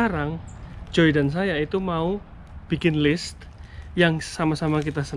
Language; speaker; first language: Indonesian; native; Indonesian